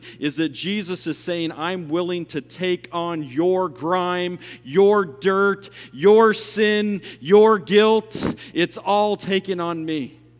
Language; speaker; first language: English; native; English